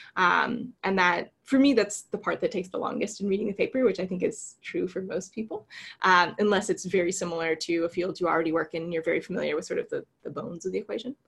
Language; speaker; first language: English; native; English